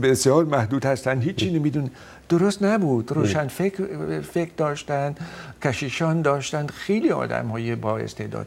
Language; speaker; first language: Persian; non-native, fluent; Dutch